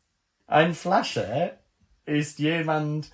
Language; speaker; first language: German; non-native, learner; English